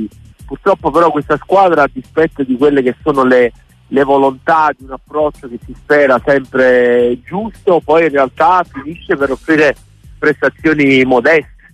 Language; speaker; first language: Italian; native; Italian